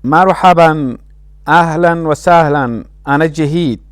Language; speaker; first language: Arabic; non-native, fluent; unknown